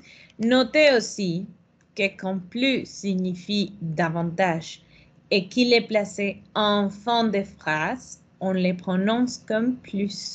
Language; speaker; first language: French; non-native, fluent; Spanish